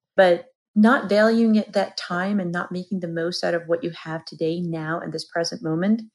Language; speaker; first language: English; non-native, fluent; Georgian